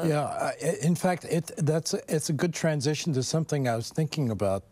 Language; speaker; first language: English; native; English